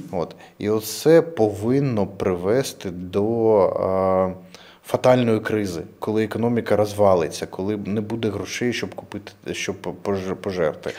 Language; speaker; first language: Ukrainian; non-native, local second language; Russian